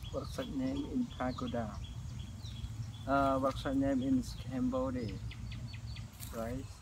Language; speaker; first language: English; non-native, learner; Khmer